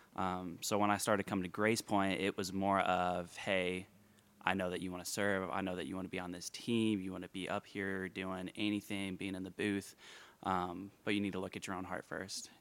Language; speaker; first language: English; native; English